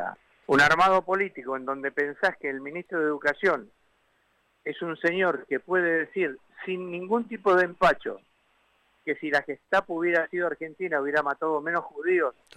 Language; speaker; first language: Spanish; native; Spanish